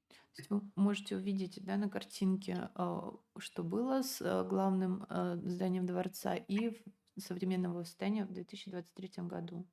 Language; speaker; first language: Russian; native; Russian